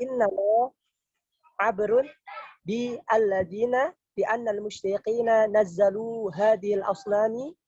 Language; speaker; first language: Arabic; non-native, learner; Indonesian